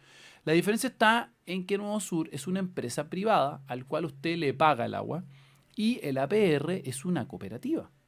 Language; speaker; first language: Spanish; native; Spanish